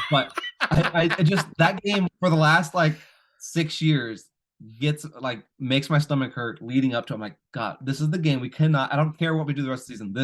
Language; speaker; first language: English; native; English